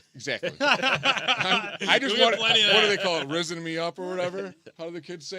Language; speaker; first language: English; native; English